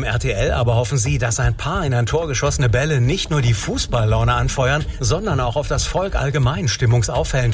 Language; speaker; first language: German; native; German